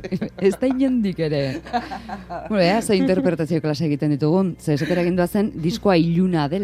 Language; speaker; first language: Basque; native; Basque